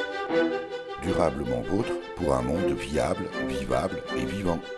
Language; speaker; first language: French; native; French